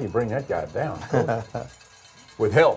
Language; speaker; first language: English; native; English